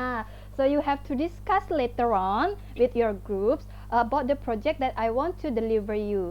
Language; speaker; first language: English; non-native, fluent; Indonesian